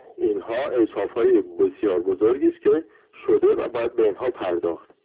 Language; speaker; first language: Persian; non-native, local second language; Azerbaijani